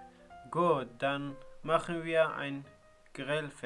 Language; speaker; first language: German; non-native, learner; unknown